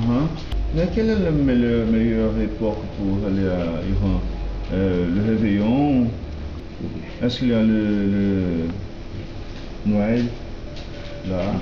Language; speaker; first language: French; non-native, learner; Portuguese